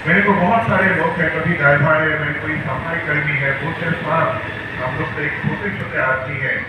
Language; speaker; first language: Hindi; non-native, local second language; Assamese